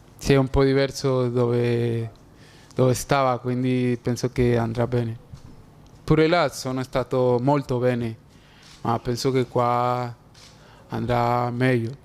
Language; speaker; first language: Italian; non-native, fluent; Spanish